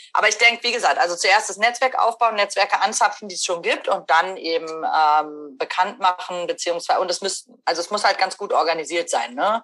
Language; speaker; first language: German; native; German